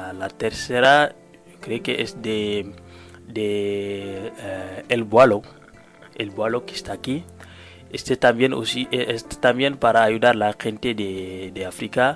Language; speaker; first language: Spanish; non-native, learner; Wolof